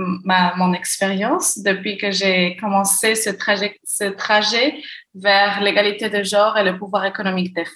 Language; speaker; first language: French; non-native, local second language; Arabic